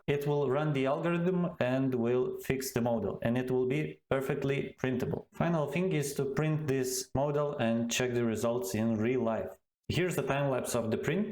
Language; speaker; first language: English; non-native, fluent; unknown